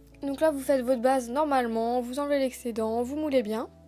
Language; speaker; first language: French; native; French